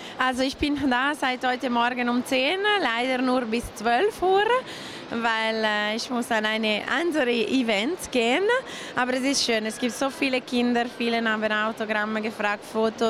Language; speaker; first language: German; non-native, local second language; Italian